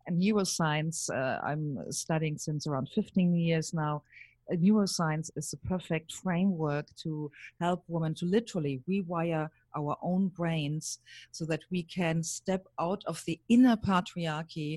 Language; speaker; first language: English; non-native, fluent; German